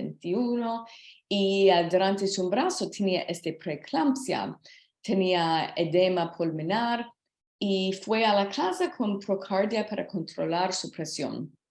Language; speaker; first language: Spanish; non-native, learner; English